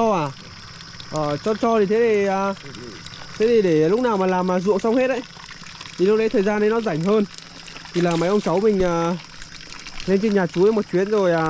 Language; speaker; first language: Vietnamese; native; Vietnamese